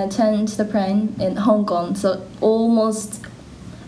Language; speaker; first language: English; non-native, learner; Japanese